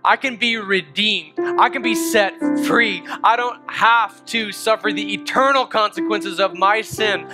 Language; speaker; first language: English; native; English